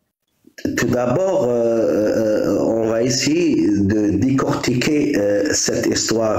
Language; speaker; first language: French; non-native, local second language; Arabic